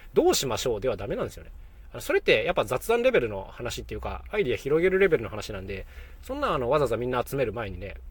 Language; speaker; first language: Japanese; native; Japanese